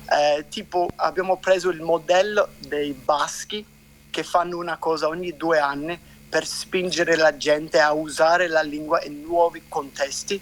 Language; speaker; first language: Italian; non-native, fluent; English